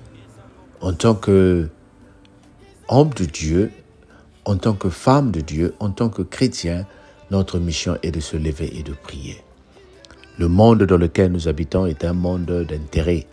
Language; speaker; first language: French; non-native, local second language; Lingala